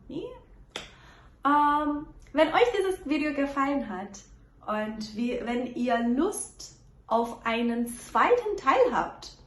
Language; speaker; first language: German; non-native, fluent; Persian